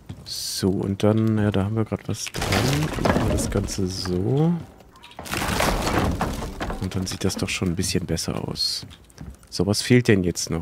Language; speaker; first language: German; native; German